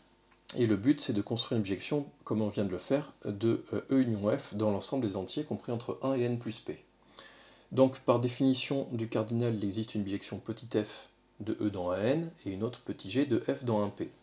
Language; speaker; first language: French; native; French